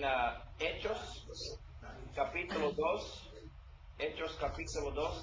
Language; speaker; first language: Spanish; non-native, learner; English